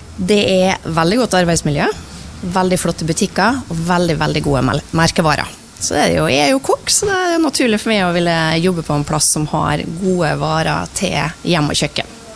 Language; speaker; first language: Norwegian; native; Norwegian